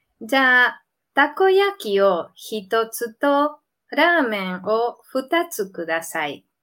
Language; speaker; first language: Japanese; non-native, learner; Spanish